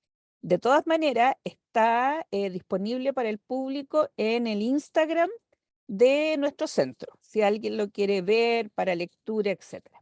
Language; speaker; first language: Spanish; native; Spanish